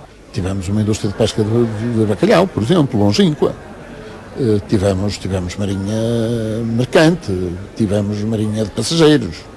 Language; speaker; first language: Portuguese; native; Portuguese